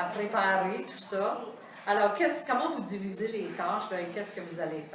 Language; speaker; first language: French; native; French